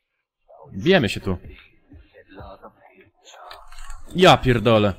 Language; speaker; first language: Polish; native; Polish